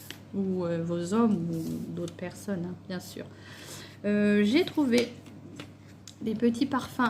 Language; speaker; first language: French; native; French